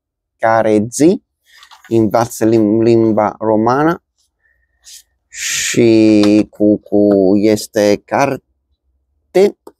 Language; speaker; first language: Romanian; non-native, learner; Spanish